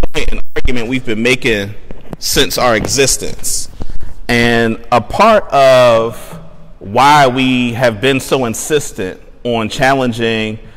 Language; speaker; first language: English; native; English